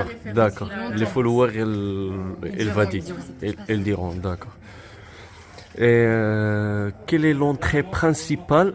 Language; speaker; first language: French; non-native, learner; Arabic